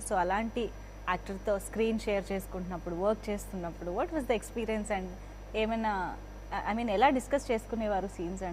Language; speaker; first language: Telugu; native; Telugu